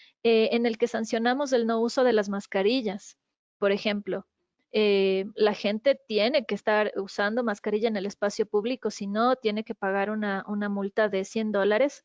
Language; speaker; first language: Spanish; native; Spanish